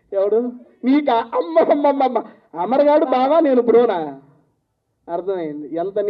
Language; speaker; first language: Telugu; native; Telugu